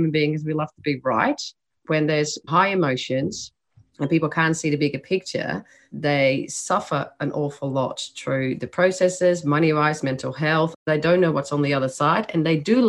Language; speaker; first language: English; non-native, fluent; Dutch